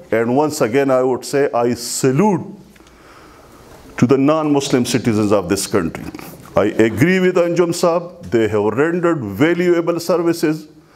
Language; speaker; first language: English; non-native, local second language; Pashto